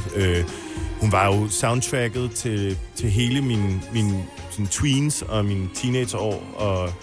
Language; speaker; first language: Danish; native; Danish